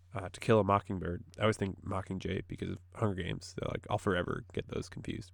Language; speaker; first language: English; native; English